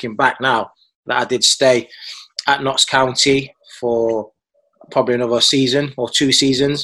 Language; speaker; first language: English; native; English